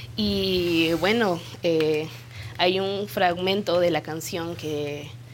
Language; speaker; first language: Spanish; non-native, local second language; Kaqchikel